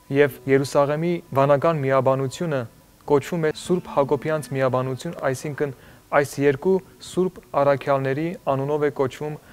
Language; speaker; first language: Armenian; early bilingual, heritage; Armenian